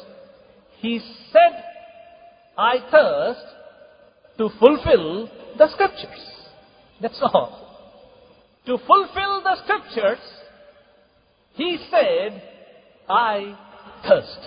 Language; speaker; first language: English; non-native, local second language; Kannada